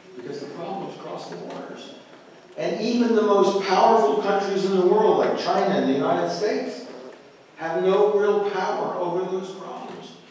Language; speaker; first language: English; native; English